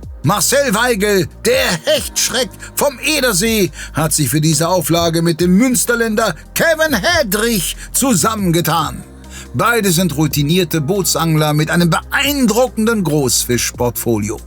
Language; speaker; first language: German; native; German